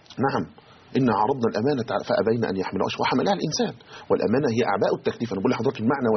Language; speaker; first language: Arabic; native; Arabic